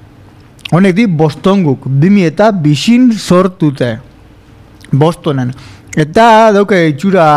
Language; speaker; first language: Basque; native; Basque